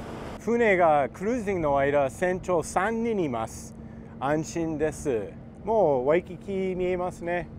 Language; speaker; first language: Japanese; non-native, learner; English